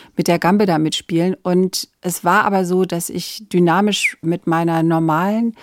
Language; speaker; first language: German; native; German